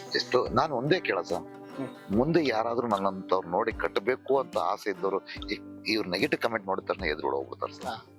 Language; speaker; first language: Kannada; non-native, local second language; Telugu